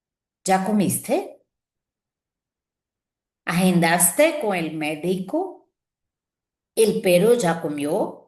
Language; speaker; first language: Spanish; non-native, fluent; Portuguese